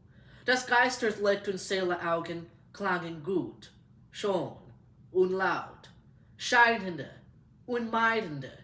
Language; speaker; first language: German; non-native, learner; English